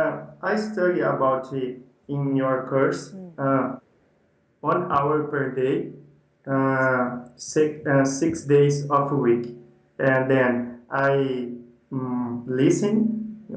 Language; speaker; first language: English; non-native, learner; Portuguese